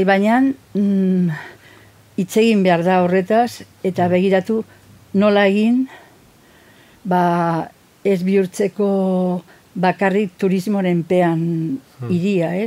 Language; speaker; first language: Basque; non-native, fluent; Catalan